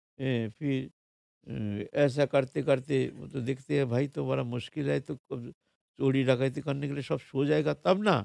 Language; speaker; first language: Hindi; non-native, local second language; Bangla